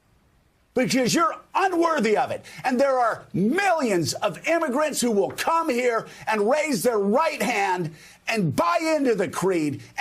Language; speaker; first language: English; native; English